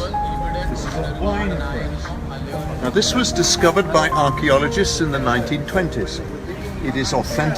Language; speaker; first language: English; native; English